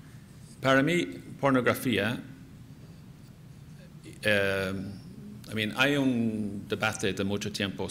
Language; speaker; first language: Spanish; non-native, fluent; English